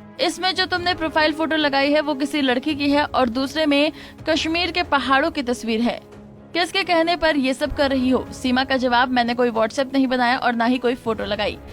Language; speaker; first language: Hindi; native; Hindi